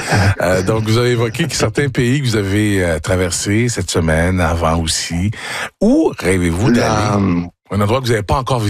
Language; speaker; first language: French; native; French